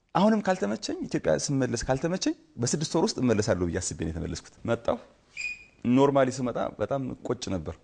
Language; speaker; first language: Amharic; native; Amharic